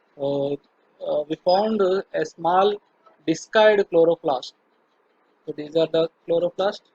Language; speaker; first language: English; non-native, local second language; Telugu